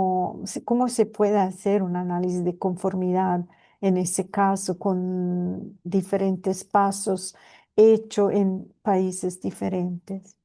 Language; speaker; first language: Spanish; non-native, fluent; Italian